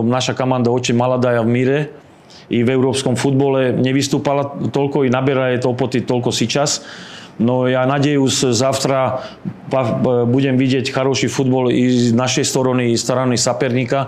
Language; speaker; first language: Russian; non-native, learner; Slovak